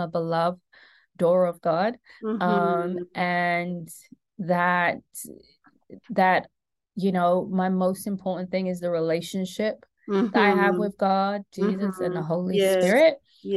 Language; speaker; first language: English; native; English